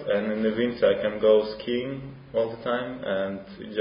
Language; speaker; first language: English; non-native, fluent; Russian